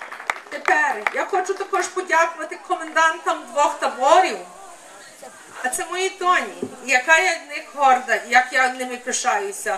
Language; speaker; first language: Ukrainian; early bilingual, heritage; Ukrainian